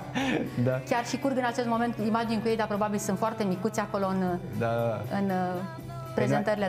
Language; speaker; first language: Romanian; native; Romanian